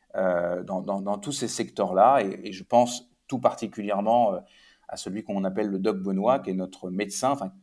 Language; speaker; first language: French; native; French